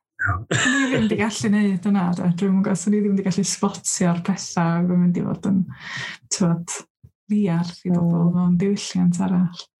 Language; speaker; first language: Welsh; native; Welsh